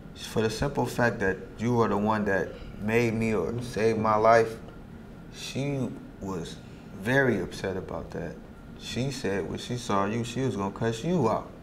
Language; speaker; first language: English; native; English